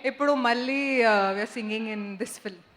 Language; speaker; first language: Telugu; non-native, fluent; Hindi